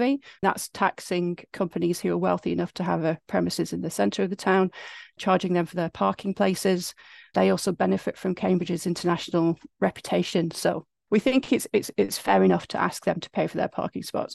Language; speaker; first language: English; native; English